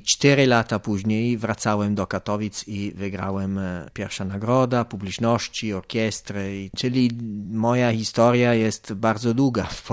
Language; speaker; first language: Polish; non-native, fluent; Italian